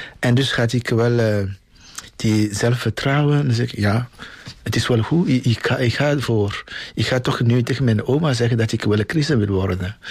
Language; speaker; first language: Dutch; non-native, fluent; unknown